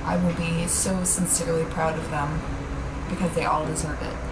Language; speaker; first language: English; native; English